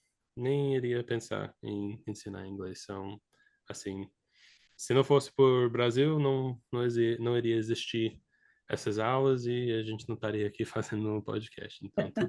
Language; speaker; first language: Portuguese; non-native, fluent; English